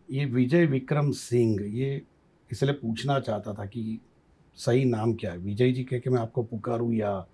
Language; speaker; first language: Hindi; non-native, local second language; Gujarati